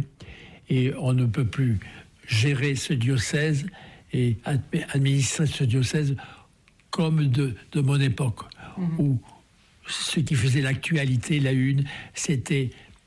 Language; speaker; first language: French; native; French